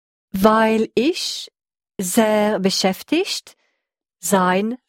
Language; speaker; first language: German; non-native, learner; French